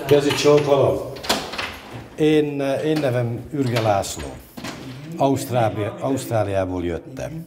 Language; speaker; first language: Hungarian; early bilingual, other home language; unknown